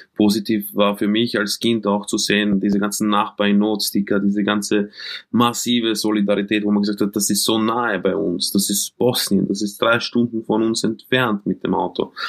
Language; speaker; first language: German; early bilingual, other home language; Croatian